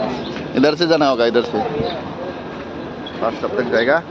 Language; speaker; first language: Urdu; non-native, local second language; Assamese